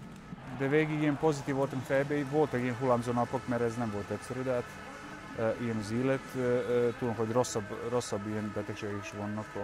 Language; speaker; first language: Hungarian; non-native, fluent; Serbian